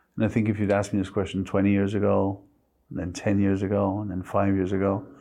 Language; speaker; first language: English; non-native, fluent; Spanish